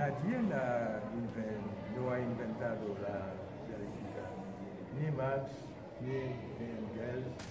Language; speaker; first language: Spanish; non-native, fluent; Haitian Creole